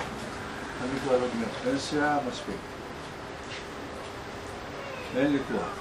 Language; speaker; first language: Hebrew; non-native, learner; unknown